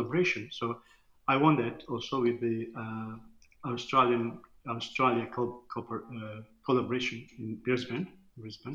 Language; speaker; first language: English; non-native, fluent; Turkish